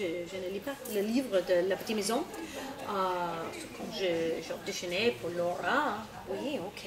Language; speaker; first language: French; non-native, learner; English